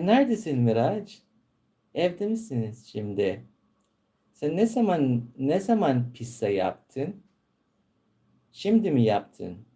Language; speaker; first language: Turkish; non-native, learner; Filipino